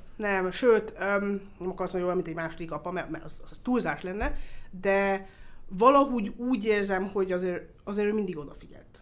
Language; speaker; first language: Hungarian; early bilingual, heritage; Hungarian